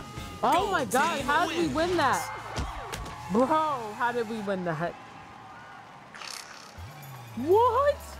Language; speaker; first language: English; native; English